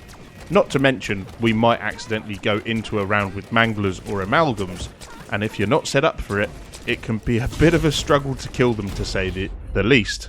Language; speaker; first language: English; native; English